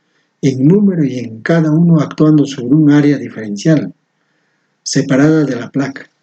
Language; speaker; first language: Spanish; native; Spanish